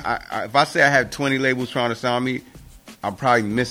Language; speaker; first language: English; native; English